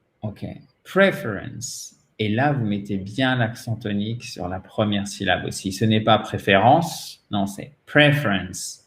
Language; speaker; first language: French; native; French